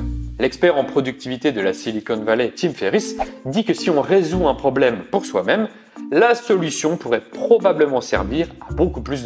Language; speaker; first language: French; native; French